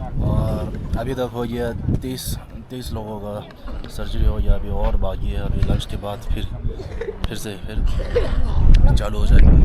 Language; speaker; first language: Hindi; non-native, fluent; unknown